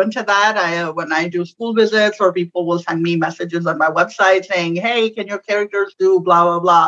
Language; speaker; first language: English; non-native, local second language; Urdu